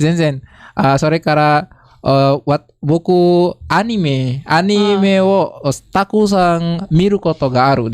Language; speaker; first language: Japanese; non-native, learner; Indonesian